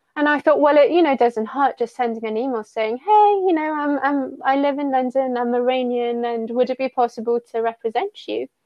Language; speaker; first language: English; early bilingual, other home language; Persian